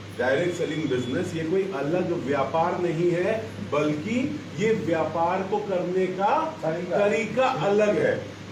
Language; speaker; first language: Hindi; non-native, local second language; Gujarati